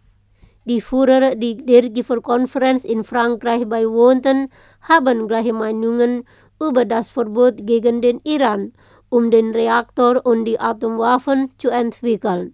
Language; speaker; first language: German; non-native, fluent; Indonesian